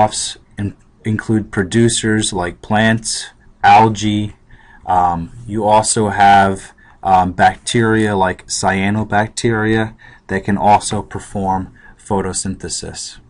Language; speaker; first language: English; native; English